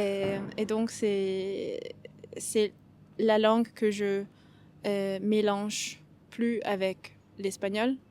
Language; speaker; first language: French; non-native, fluent; Italian